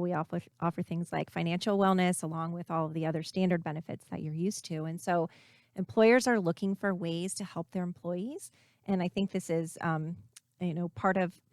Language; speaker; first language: English; native; English